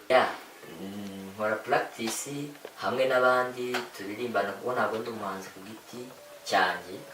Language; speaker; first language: Kinyarwanda; native; Kinyarwanda